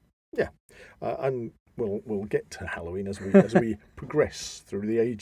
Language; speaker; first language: English; native; English